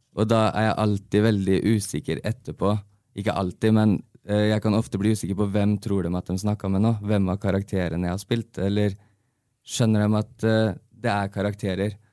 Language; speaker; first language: Norwegian; early bilingual, heritage; Norwegian